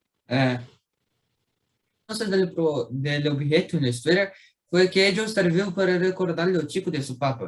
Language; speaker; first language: Spanish; non-native, learner; Portuguese